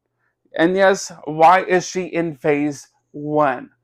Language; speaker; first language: English; native; English